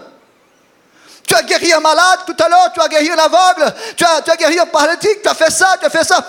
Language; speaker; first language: French; non-native, fluent; Portuguese